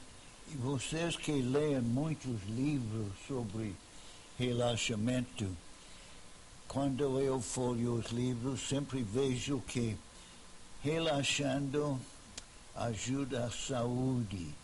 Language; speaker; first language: Portuguese; non-native, fluent; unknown